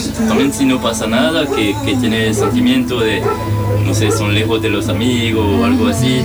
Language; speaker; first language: Spanish; non-native, learner; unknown